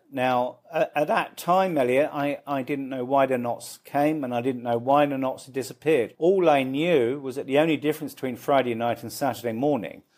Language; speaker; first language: English; native; English